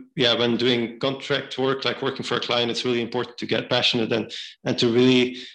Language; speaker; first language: English; non-native, fluent; Dutch